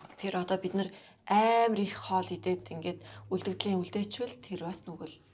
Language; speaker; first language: Mongolian; non-native, local second language; Kazakh